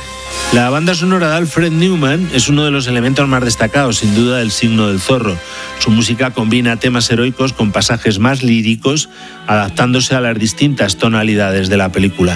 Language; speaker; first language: Spanish; native; Spanish